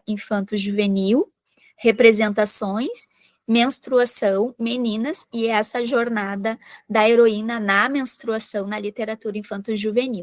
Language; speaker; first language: Portuguese; native; Portuguese